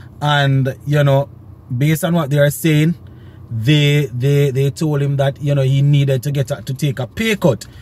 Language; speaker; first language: English; native; English